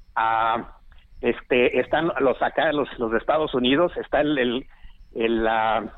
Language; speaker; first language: Spanish; native; Spanish